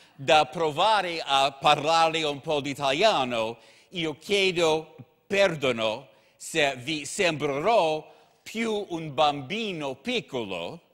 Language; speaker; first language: Italian; non-native, learner; English